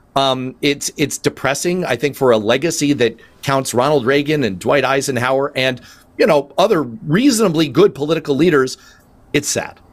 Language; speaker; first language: English; native; English